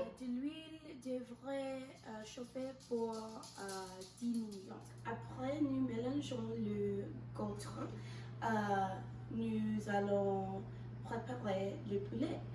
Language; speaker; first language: French; non-native, learner; English